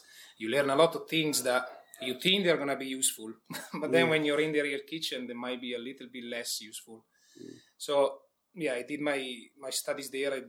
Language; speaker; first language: English; non-native, fluent; Italian